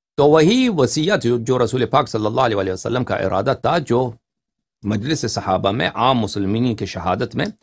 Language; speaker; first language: Urdu; non-native, fluent; Persian